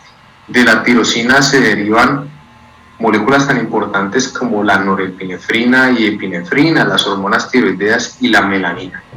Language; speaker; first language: Spanish; native; Spanish